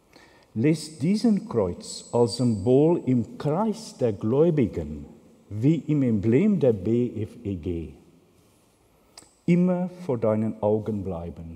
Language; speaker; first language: German; non-native, fluent; Afrikaans